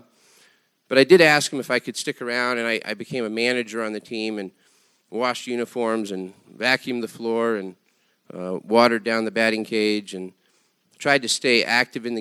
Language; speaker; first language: English; native; English